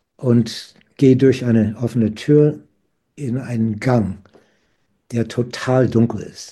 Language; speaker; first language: German; non-native, fluent; English